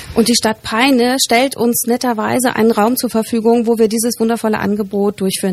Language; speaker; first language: German; native; German